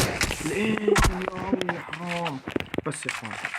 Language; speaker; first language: Arabic; native; Arabic